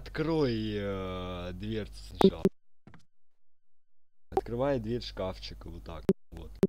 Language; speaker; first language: Russian; native; Russian